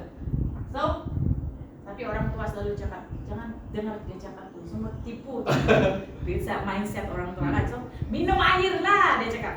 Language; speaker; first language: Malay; non-native, local second language; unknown